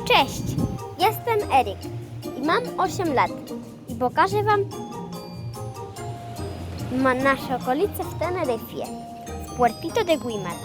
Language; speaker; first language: Polish; early bilingual, heritage; Polish